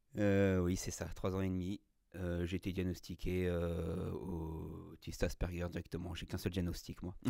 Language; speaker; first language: French; native; French